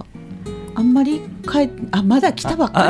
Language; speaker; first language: Japanese; native; Japanese